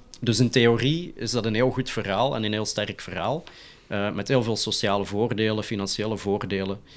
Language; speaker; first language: Dutch; native; Dutch